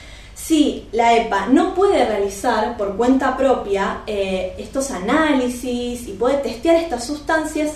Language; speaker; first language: Spanish; native; Spanish